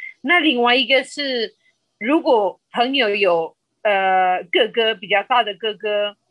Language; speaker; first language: Chinese; non-native, fluent; Spanish